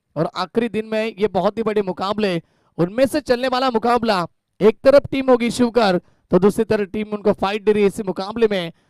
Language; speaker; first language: Hindi; non-native, local second language; Marathi